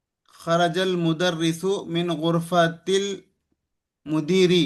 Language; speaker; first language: Arabic; non-native, learner; Urdu